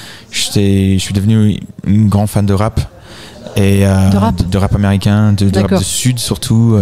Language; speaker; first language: French; non-native, fluent; English